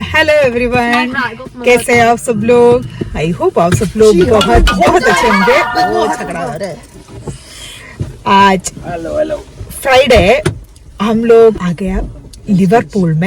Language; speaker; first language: Hindi; non-native, local second language; Malayalam